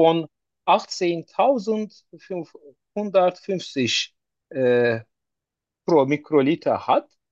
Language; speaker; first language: German; non-native, learner; Turkish